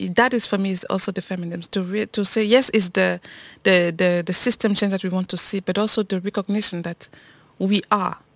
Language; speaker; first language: English; non-native, local second language; French